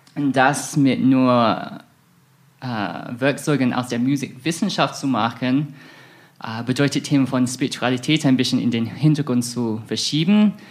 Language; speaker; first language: German; non-native, fluent; English